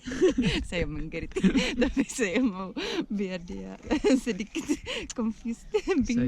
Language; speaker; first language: Indonesian; non-native, learner; Czech